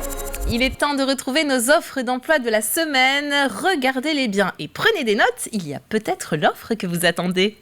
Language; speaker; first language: French; native; French